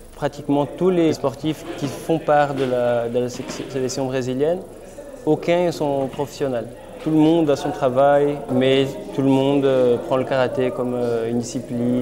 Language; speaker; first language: French; early bilingual, other home language; Portuguese